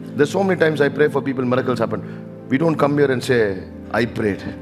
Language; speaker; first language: English; non-native, local second language; Tamil